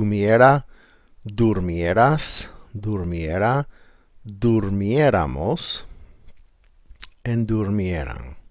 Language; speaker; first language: Spanish; non-native, fluent; English